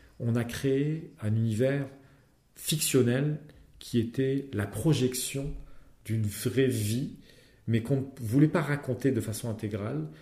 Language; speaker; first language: French; non-native, local second language; Arabic